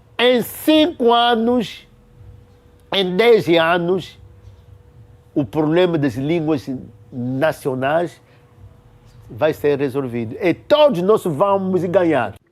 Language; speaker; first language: Portuguese; non-native, local second language; Kongo